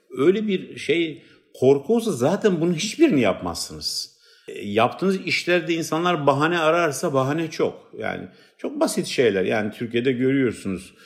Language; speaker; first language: Turkish; non-native, local second language; Kurdish